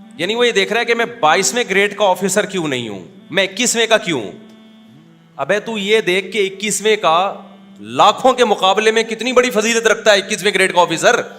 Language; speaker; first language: Urdu; native; Urdu